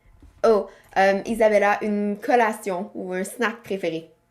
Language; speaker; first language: French; native; French